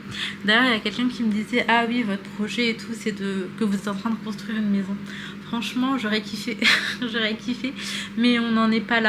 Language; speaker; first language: French; native; French